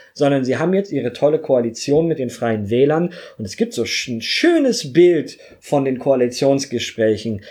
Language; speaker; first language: German; native; German